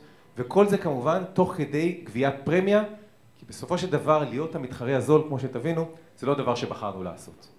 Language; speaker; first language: Hebrew; native; Hebrew